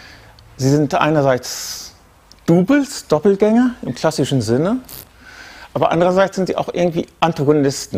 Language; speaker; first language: German; native; German